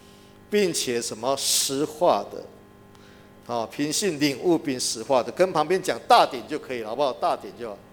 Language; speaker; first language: Chinese; native; Chinese